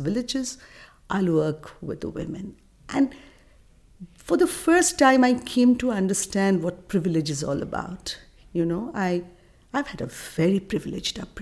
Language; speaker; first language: English; non-native, local second language; Bangla